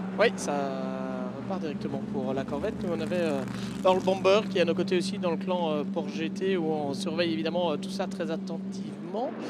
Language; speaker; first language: French; native; French